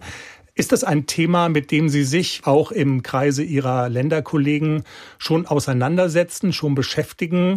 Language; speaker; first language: German; native; German